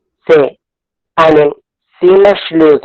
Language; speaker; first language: German; non-native, learner; Spanish